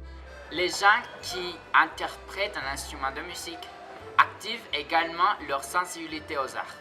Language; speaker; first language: French; non-native, learner; Spanish